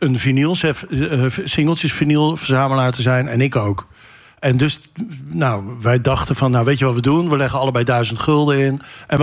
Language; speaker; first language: Dutch; native; Dutch